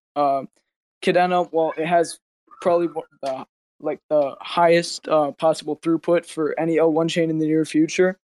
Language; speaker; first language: English; native; English